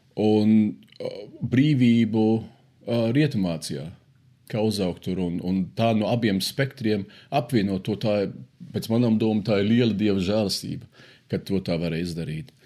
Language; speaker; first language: Latvian; early bilingual, heritage; Latvian